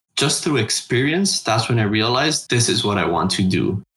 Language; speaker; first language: English; non-native, fluent; Spanish